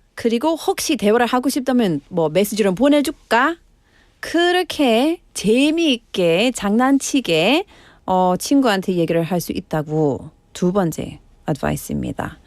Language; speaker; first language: Korean; non-native, learner; English